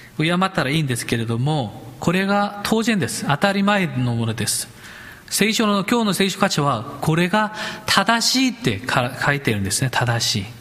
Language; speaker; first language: Japanese; non-native, fluent; Korean